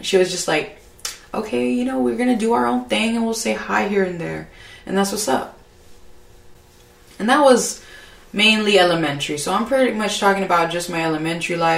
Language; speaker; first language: English; early bilingual, other home language; Spanish